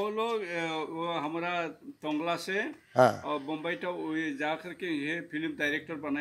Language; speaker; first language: Hindi; non-native, local second language; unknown